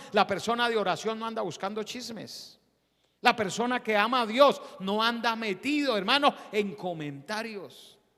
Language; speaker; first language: Spanish; native; Spanish